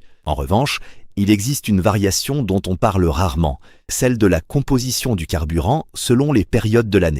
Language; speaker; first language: French; native; French